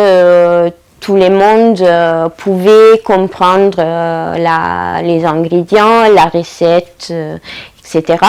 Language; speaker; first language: French; non-native, fluent; Italian